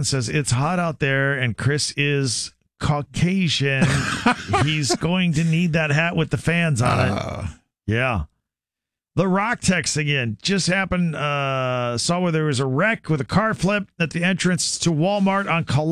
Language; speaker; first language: English; native; English